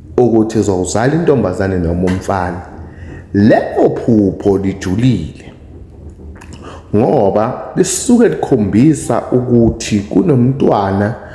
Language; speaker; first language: Zulu; native; Zulu